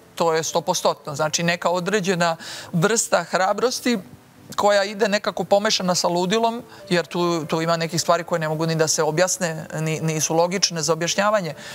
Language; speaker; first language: Serbian; native; Serbian